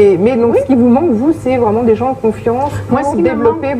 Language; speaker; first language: French; native; French